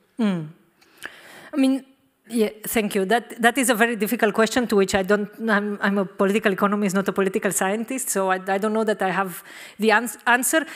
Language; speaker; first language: English; non-native, fluent; Romanian